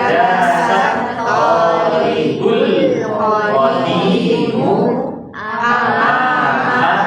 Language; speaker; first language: Arabic; non-native, fluent; Indonesian